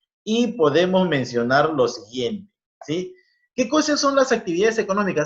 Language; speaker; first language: Spanish; native; Spanish